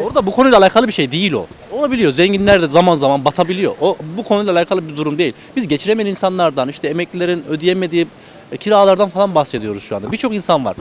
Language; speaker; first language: Turkish; native; Turkish